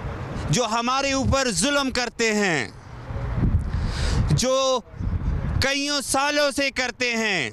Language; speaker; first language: Hindi; non-native, local second language; Pashto